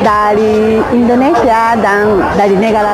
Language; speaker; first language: Indonesian; non-native, learner; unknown